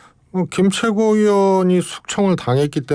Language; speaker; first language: Korean; native; Korean